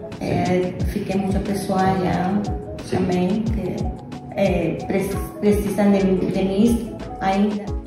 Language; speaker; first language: Portuguese; non-native, learner; Spanish